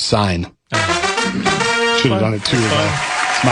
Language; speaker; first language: English; native; English